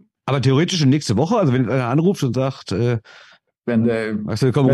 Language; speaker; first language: German; native; German